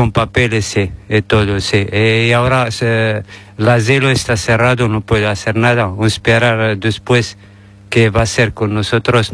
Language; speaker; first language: Spanish; non-native, learner; Arabic